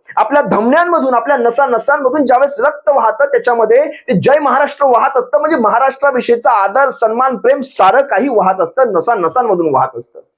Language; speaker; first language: Marathi; native; Marathi